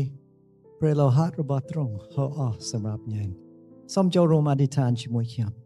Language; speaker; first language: Khmer; non-native, fluent; English